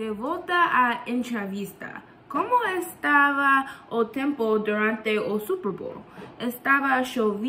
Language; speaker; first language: Portuguese; non-native, learner; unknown